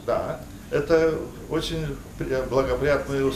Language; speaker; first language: Russian; non-native, local second language; Romanian